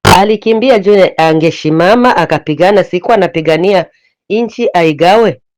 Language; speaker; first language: Swahili; native; Swahili